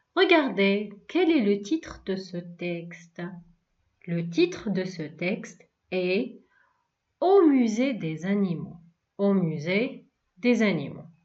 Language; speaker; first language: French; non-native, local second language; Arabic